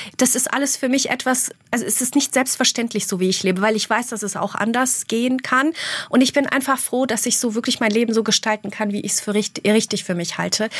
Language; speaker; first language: German; early bilingual, other home language; Albanian